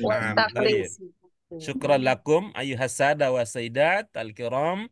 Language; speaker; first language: Arabic; non-native, learner; Indonesian